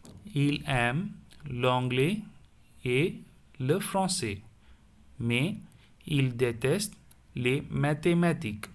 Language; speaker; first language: French; non-native, learner; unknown